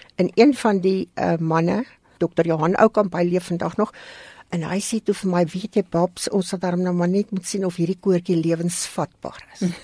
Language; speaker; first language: Afrikaans; native; Afrikaans